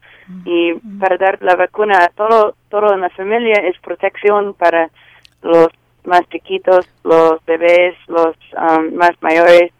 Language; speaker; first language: Spanish; non-native, learner; English